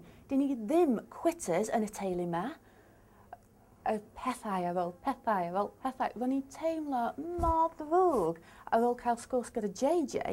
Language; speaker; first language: Welsh; non-native, learner; English